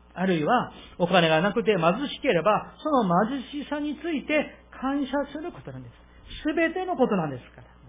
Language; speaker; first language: Japanese; non-native, fluent; Korean